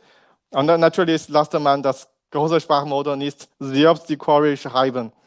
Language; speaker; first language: German; non-native, learner; Chinese